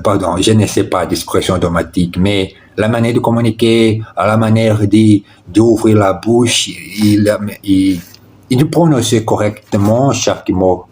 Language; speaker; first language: French; non-native, learner; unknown